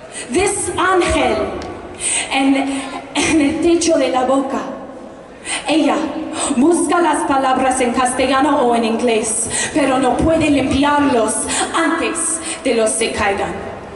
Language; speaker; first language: Spanish; non-native, learner; English